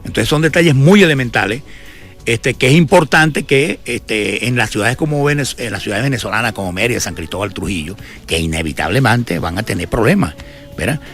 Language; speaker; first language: Spanish; native; Spanish